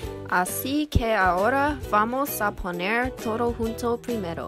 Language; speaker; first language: Spanish; non-native, learner; English